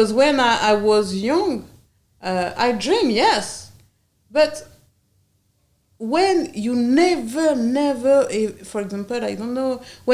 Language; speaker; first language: English; non-native, learner; French